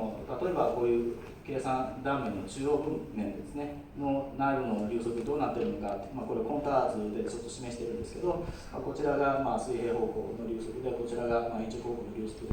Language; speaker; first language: Japanese; native; Japanese